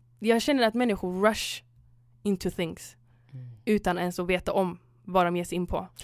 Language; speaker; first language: Swedish; early bilingual, other home language; Somali